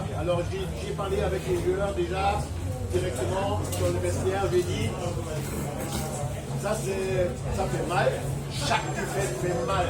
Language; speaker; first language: French; non-native, fluent; German